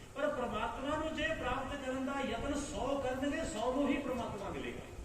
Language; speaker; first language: Hindi; non-native, local second language; Punjabi